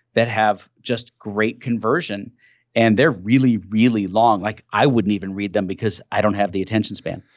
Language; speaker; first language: English; native; English